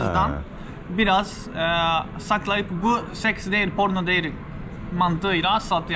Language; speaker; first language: Turkish; non-native, fluent; Japanese